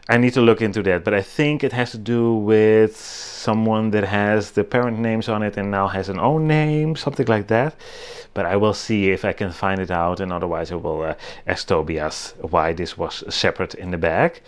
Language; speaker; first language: English; non-native, fluent; Dutch